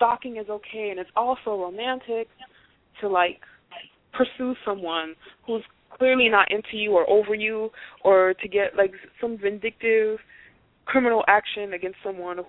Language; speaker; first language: English; non-native, fluent; Haitian Creole